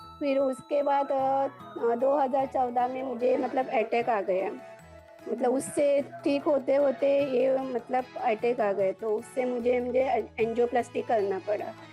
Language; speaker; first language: Hindi; non-native, local second language; Marathi